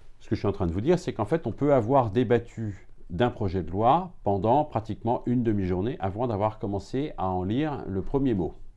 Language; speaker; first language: French; native; French